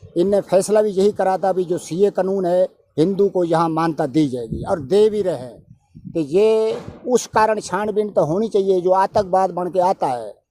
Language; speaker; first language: Urdu; non-native, local second language; Punjabi